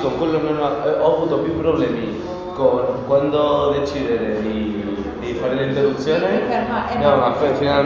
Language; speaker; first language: Italian; non-native, fluent; Spanish